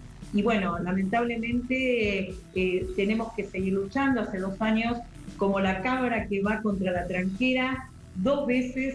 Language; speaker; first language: Spanish; native; Spanish